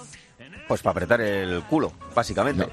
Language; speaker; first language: Spanish; native; Spanish